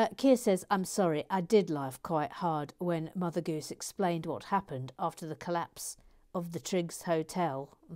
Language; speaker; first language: English; native; English